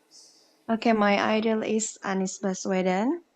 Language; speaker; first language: English; non-native, learner; Indonesian